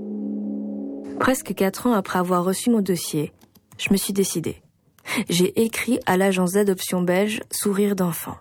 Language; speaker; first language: French; native; French